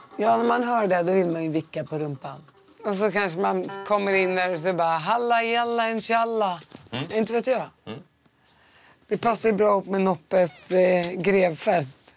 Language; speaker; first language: Swedish; early bilingual, other home language; Arabic